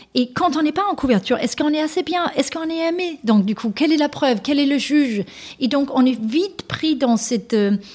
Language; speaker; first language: French; non-native, fluent; Danish